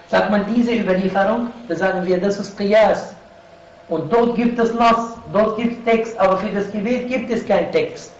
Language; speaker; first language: German; non-native, fluent; Arabic